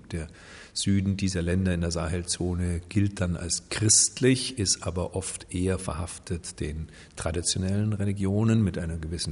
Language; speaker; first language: German; native; German